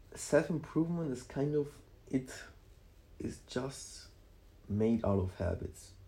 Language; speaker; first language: English; non-native, fluent; Polish